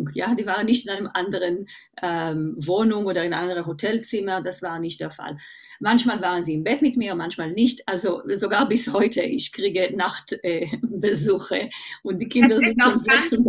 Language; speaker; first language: German; non-native, fluent; Hebrew